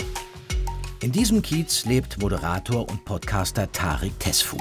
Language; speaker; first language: German; native; German